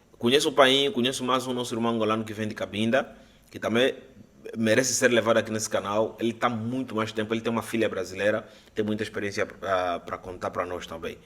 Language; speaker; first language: Portuguese; native; Portuguese